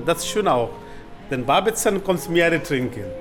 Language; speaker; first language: German; non-native, learner; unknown